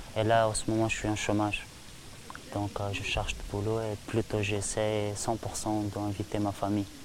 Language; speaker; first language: French; non-native, learner; Persian